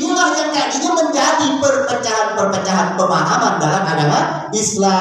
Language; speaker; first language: Malay; native; Malay